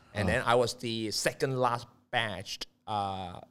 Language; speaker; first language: English; non-native, local second language; Cantonese